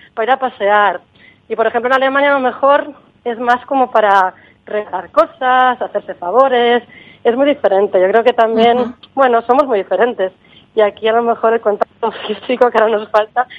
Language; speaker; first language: Spanish; native; Spanish